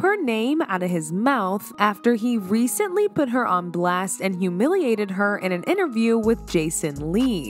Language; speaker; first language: English; native; English